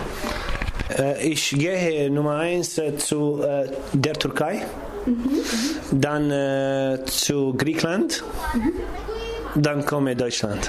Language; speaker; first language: German; non-native, learner; Kurdish